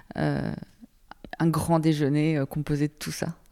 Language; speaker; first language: French; native; French